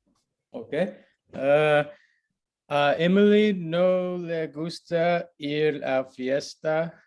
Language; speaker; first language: Spanish; non-native, learner; English